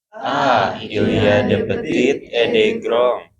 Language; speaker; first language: French; non-native, learner; Indonesian